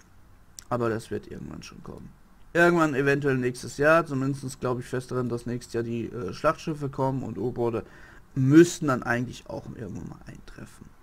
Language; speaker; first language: German; native; German